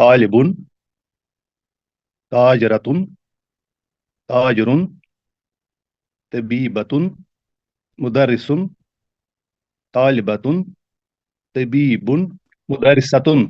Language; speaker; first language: Arabic; non-native, learner; Urdu